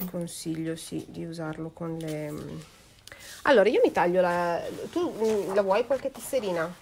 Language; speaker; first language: Italian; native; Italian